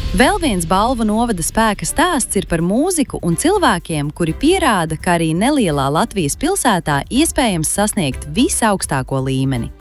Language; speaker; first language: Latvian; native; Latvian